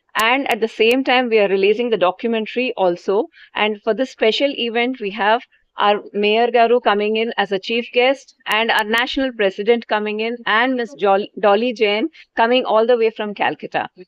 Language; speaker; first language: English; non-native, local second language; Telugu